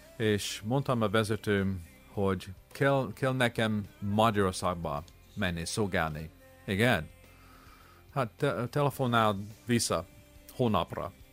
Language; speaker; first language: Hungarian; non-native, learner; English